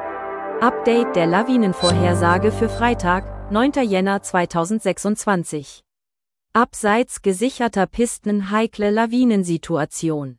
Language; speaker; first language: German; native; German